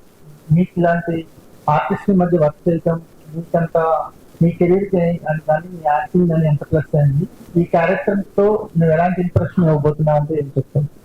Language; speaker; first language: Telugu; native; Telugu